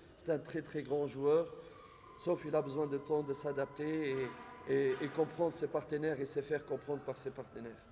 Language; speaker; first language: French; non-native, local second language; Arabic